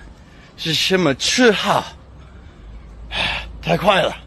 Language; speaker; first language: Chinese; non-native, learner; English